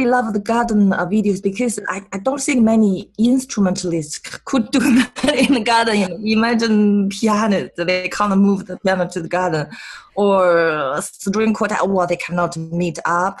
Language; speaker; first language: English; non-native, fluent; Chinese